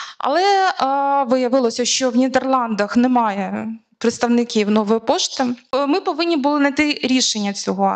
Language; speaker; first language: Ukrainian; native; Ukrainian